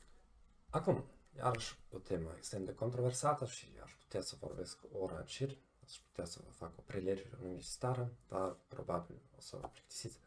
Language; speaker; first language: Romanian; non-native, fluent; German